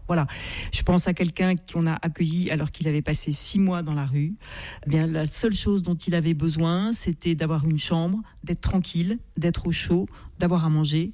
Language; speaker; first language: French; native; French